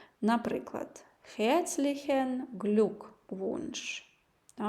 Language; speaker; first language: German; non-native, fluent; Ukrainian